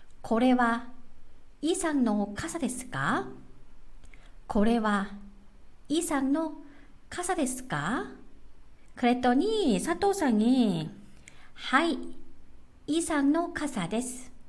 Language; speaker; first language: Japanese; non-native, local second language; Korean